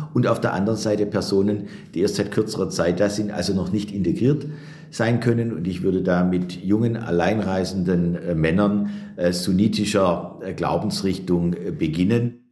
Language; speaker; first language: German; native; German